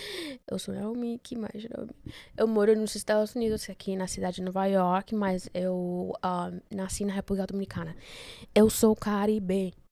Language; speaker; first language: Portuguese; non-native, fluent; Spanish